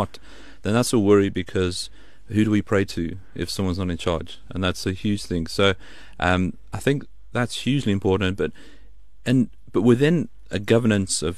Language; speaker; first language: English; native; English